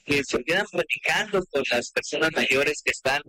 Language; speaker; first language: Spanish; native; Spanish